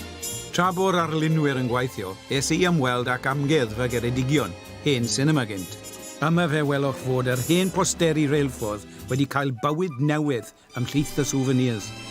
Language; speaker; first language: Welsh; native; Welsh